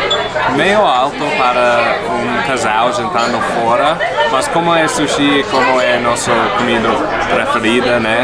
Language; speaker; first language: Portuguese; non-native, fluent; English